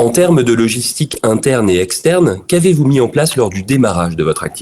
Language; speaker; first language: French; native; French